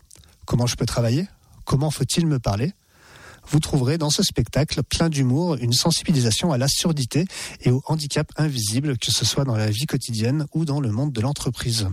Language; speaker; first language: French; native; French